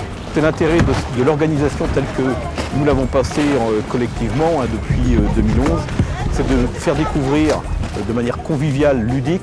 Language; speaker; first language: French; native; French